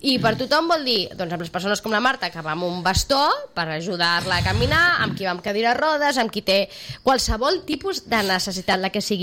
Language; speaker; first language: Catalan; native; Catalan